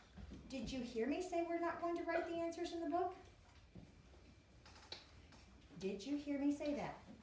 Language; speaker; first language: English; native; English